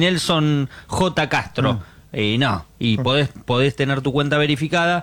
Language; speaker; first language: Spanish; native; Spanish